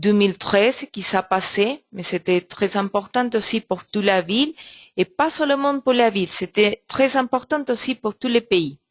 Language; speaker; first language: French; non-native, learner; Spanish